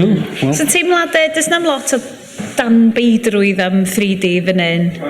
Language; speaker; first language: Welsh; native; Welsh